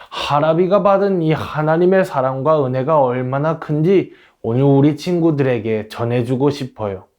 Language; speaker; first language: Korean; native; Korean